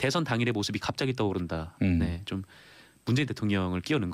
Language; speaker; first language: Korean; native; Korean